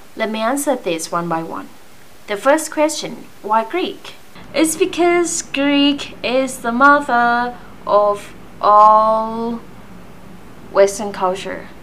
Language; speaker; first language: English; non-native, fluent; Thai